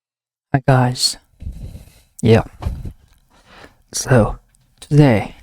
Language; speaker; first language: English; non-native, learner; Korean